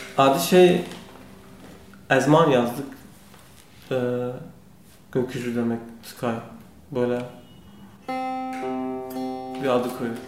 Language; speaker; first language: Turkish; non-native, learner; Kurdish